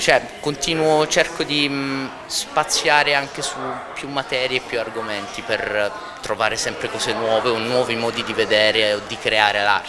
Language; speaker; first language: Italian; native; Italian